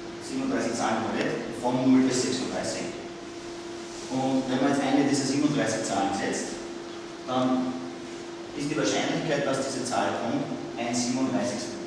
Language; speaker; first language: German; native; German